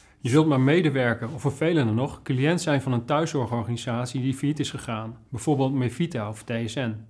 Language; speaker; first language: Dutch; native; Dutch